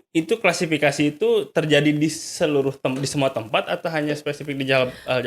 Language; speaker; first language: Indonesian; native; Indonesian